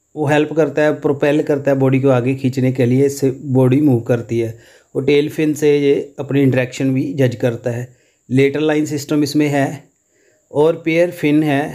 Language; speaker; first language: Urdu; non-native, local second language; Punjabi